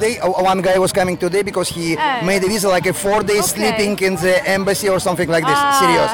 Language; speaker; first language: English; non-native, learner; Russian